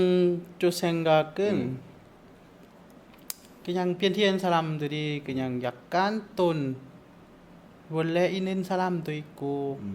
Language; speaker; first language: Korean; non-native, learner; Lao